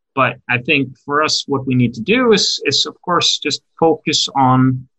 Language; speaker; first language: English; non-native, fluent; Norwegian